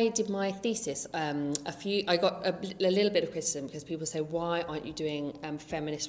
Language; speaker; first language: English; native; English